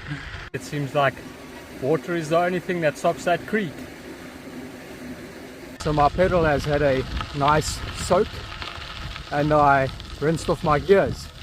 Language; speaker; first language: English; native; English